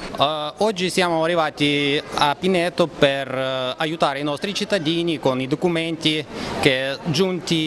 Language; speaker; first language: Italian; non-native, fluent; Ukrainian